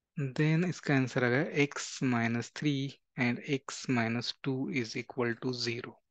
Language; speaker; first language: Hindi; non-native, local second language; Marathi